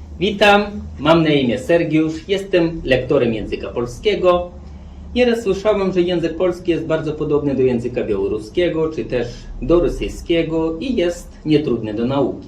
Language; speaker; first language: Polish; non-native, fluent; Belarusian